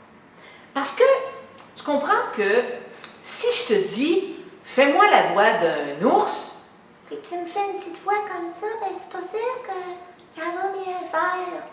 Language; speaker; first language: French; native; French